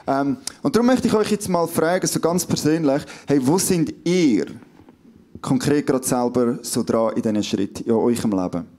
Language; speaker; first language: German; native; German